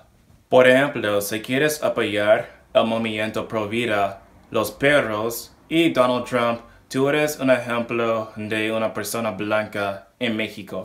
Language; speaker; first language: Spanish; non-native, learner; English